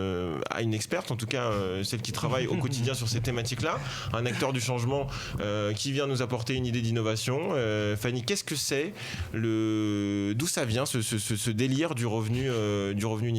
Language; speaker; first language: French; native; French